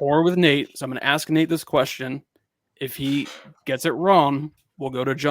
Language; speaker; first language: English; native; English